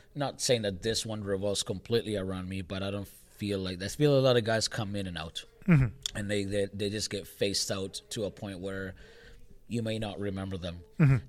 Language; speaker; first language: English; early bilingual, other home language; Spanish